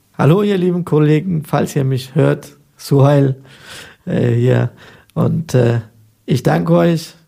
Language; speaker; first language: German; non-native, fluent; Persian